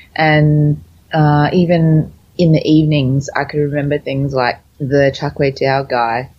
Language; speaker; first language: English; early bilingual, other home language; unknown